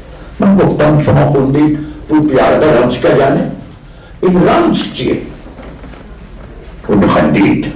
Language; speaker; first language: Persian; non-native, fluent; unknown